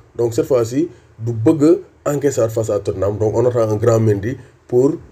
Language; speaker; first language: French; non-native, local second language; Wolof